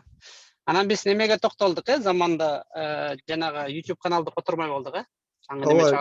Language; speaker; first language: Kyrgyz; native; Kyrgyz